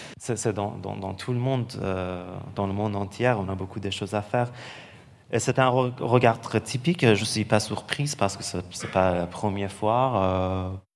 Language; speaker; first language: French; non-native, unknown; Persian